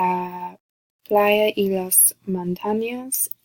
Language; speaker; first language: Spanish; non-native, learner; English